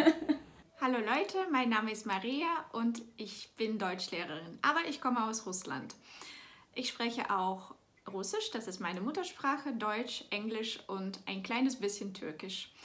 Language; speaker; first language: German; non-native, fluent; Russian